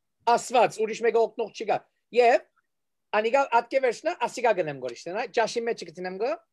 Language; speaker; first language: Armenian; early bilingual, heritage; Armenian